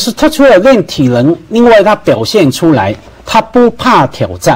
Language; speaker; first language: Chinese; non-native, local second language; Cantonese